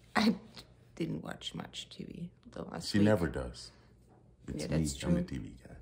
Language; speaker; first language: English; non-native, fluent; German